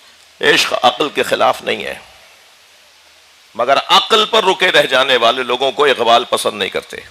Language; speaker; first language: Urdu; native; Urdu